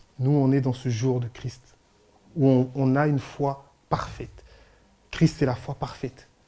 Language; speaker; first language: French; early bilingual, other home language; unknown